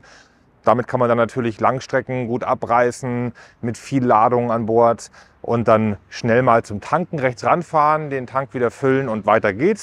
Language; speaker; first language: German; native; German